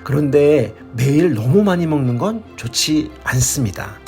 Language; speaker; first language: Korean; native; Korean